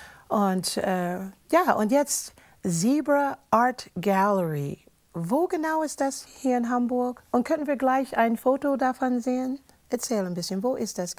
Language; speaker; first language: German; non-native, fluent; English